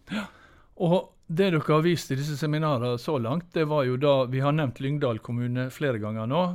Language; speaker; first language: Norwegian; native; Norwegian